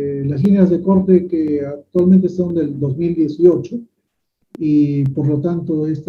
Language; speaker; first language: Spanish; native; Spanish